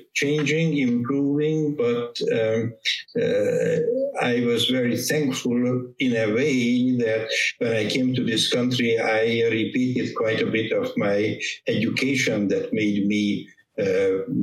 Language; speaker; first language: English; non-native, fluent; Hungarian